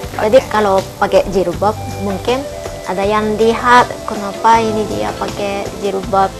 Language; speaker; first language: Indonesian; non-native, learner; Japanese